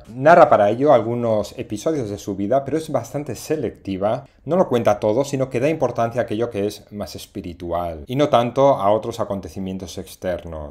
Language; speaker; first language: Spanish; native; Spanish